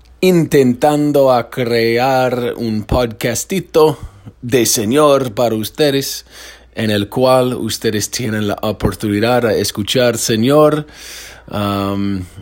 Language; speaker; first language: Spanish; non-native, fluent; English